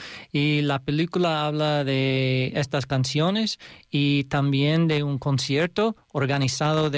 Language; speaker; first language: Spanish; non-native, learner; English